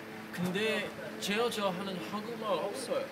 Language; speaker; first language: Korean; non-native, learner; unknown